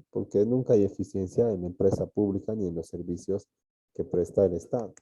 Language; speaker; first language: Spanish; native; Spanish